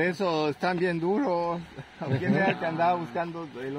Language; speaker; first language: Spanish; native; Spanish